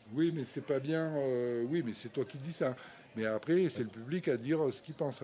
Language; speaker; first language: French; native; French